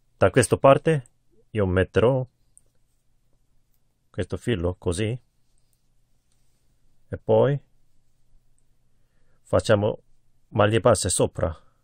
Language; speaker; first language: Italian; non-native, learner; Korean